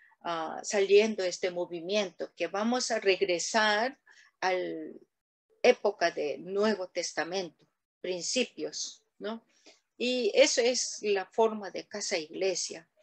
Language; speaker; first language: Spanish; non-native, learner; Korean